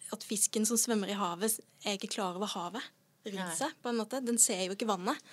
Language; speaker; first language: Norwegian; native; Norwegian